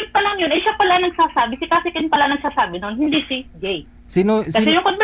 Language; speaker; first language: Filipino; native; Filipino